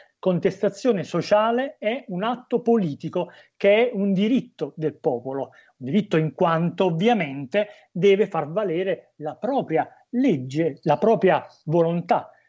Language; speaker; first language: Italian; native; Italian